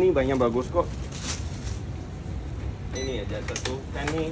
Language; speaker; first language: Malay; non-native, learner; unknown